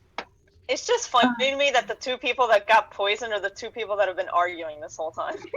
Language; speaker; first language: English; native; English